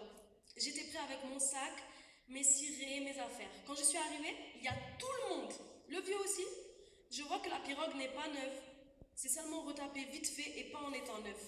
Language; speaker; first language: French; non-native, local second language; Wolof